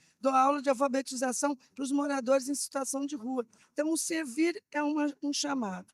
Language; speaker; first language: Portuguese; native; Portuguese